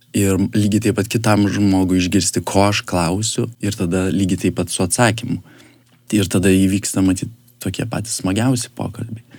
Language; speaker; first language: Lithuanian; native; Lithuanian